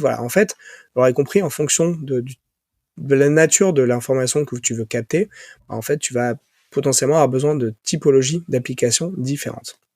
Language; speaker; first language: French; native; French